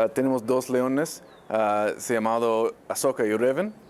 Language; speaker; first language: Spanish; non-native, learner; English